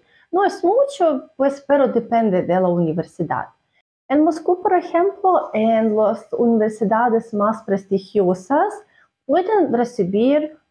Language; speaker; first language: Spanish; non-native, fluent; Russian